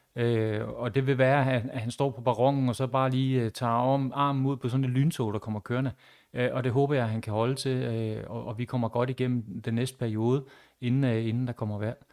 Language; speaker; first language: Danish; native; Danish